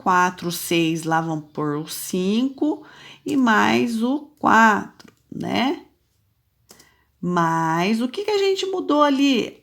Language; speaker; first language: Portuguese; native; Portuguese